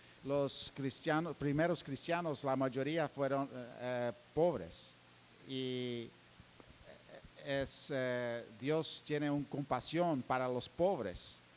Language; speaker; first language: Spanish; non-native, fluent; English